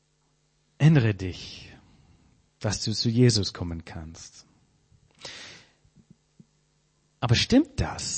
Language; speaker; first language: German; non-native, fluent; English